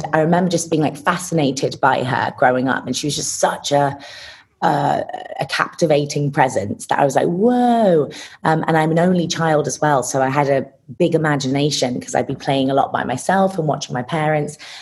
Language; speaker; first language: English; native; English